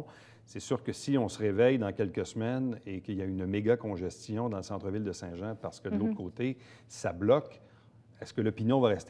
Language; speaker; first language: French; native; French